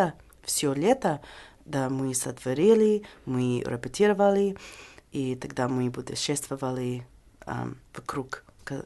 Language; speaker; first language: Russian; non-native, learner; English